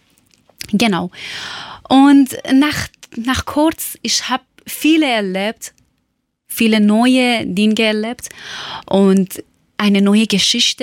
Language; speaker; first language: German; non-native, learner; Persian